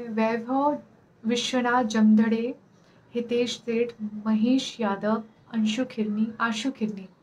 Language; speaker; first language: Hindi; native; Hindi